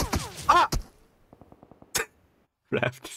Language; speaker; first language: English; non-native, learner; Korean